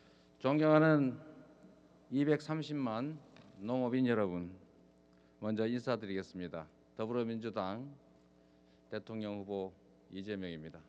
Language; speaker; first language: Korean; native; Korean